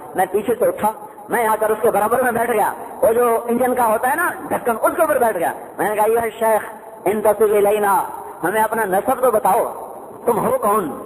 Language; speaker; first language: Urdu; non-native, local second language; Punjabi